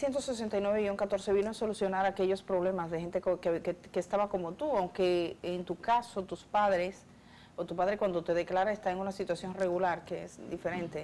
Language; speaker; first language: Spanish; native; Spanish